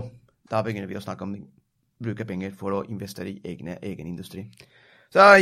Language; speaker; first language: Norwegian; non-native, fluent; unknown